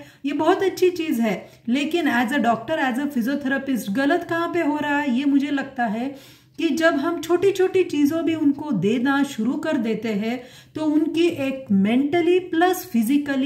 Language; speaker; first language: Hindi; non-native, local second language; Marathi